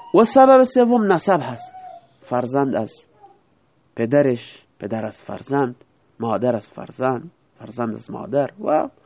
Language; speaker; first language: Persian; non-native, local second language; Baluchi